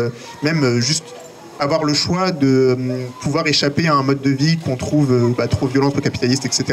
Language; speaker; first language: French; native; French